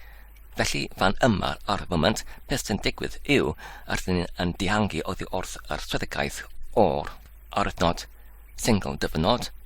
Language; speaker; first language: Welsh; non-native, learner; Polish